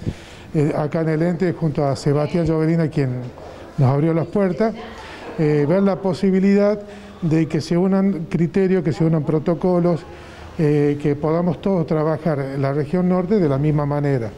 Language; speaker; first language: Spanish; native; Spanish